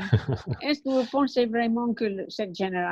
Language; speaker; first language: French; non-native, learner; English